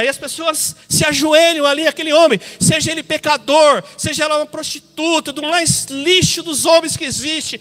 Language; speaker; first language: Portuguese; native; Portuguese